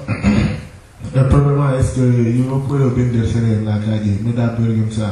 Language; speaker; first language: Spanish; non-native, learner; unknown